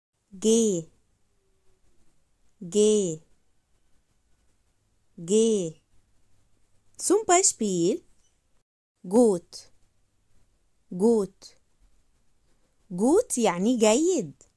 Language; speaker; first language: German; non-native, fluent; Arabic